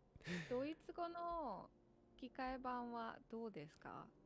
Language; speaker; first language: Japanese; non-native, fluent; English